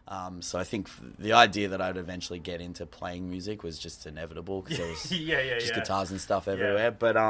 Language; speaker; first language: English; native; English